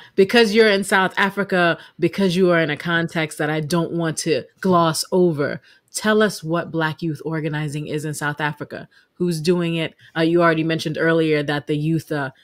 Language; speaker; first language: English; native; English